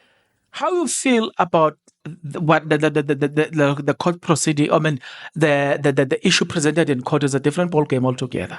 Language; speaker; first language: English; non-native, local second language; Zulu